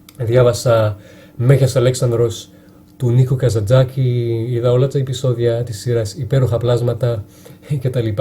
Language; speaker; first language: Greek; non-native, fluent; French